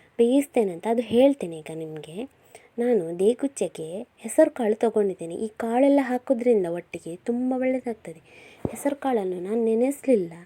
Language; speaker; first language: Kannada; non-native, local second language; Tulu